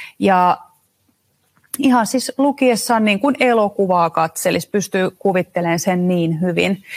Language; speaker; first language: Finnish; native; Finnish